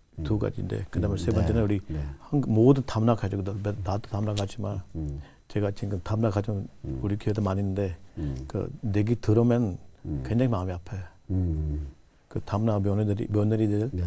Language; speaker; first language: Korean; non-native, learner; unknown